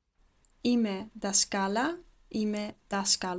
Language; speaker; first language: Greek; non-native, learner; Dutch